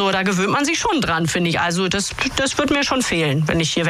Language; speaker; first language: German; native; German